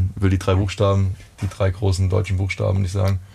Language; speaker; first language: German; native; German